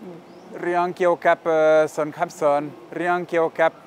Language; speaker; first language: Thai; non-native, fluent; French